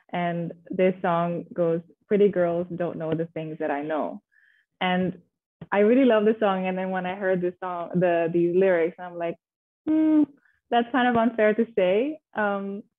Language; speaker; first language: English; non-native, fluent; Indonesian